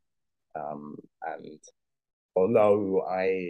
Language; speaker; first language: English; native; English